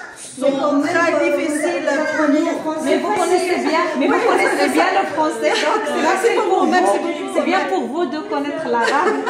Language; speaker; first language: French; non-native, local second language; Arabic